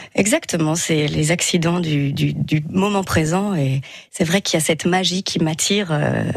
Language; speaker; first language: French; native; French